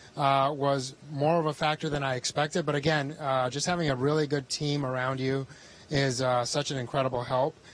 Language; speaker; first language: English; early bilingual, other home language; Spanish